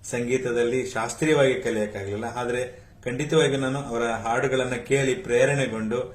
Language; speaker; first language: Kannada; native; Kannada